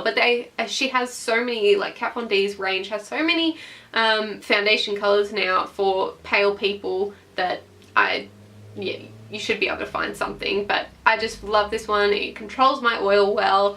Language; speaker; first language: English; native; English